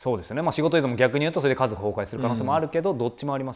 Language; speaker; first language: Japanese; native; Japanese